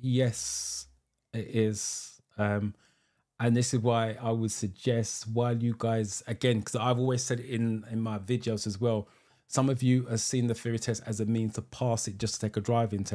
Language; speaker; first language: English; native; English